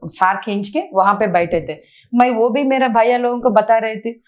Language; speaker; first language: Hindi; non-native, local second language; Telugu